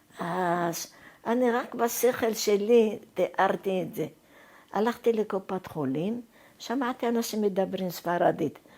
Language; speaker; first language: Hebrew; non-native, fluent; Arabic